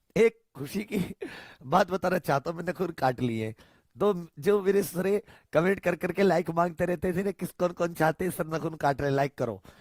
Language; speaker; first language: Hindi; native; Hindi